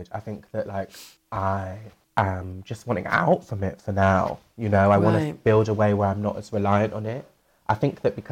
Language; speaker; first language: English; native; English